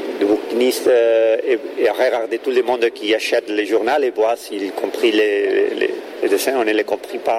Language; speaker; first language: French; non-native, learner; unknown